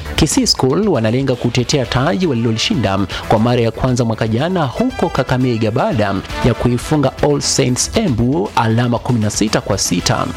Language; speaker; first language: Swahili; non-native, local second language; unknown